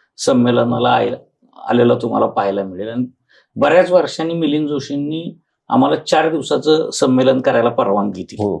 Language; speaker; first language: Marathi; native; Marathi